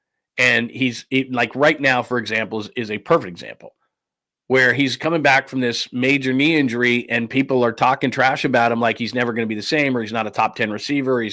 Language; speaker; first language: English; native; English